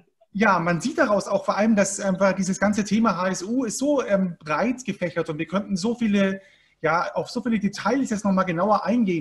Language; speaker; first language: German; native; German